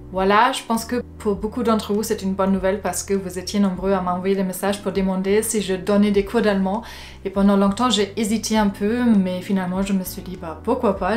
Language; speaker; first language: French; non-native, fluent; German